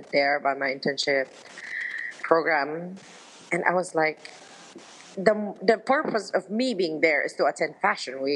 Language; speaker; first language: English; non-native, local second language; Filipino